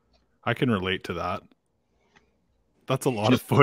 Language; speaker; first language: English; native; English